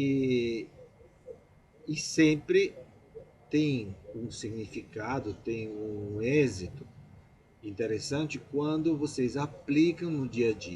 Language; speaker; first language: Portuguese; non-native, fluent; Italian